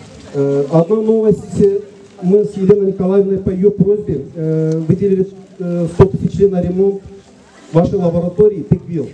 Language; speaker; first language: Russian; non-native, local second language; Gagauz